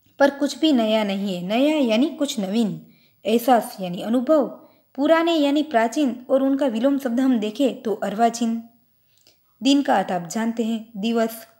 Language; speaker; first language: Hindi; non-native, local second language; Gujarati